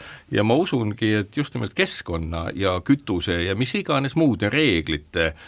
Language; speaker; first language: Estonian; native; Estonian